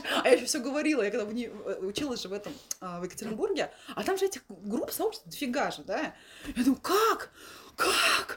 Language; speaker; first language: Russian; native; Russian